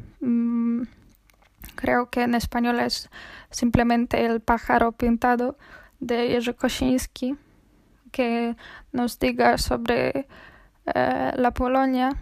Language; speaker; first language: Spanish; non-native, fluent; Polish